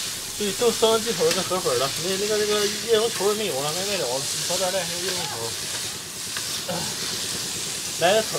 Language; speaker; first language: Chinese; native; Chinese